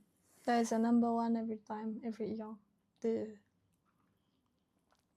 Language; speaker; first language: English; non-native, learner; Japanese